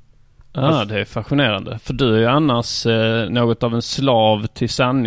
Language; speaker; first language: Swedish; native; Swedish